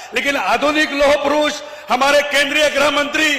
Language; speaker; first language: Hindi; non-native, local second language; Marathi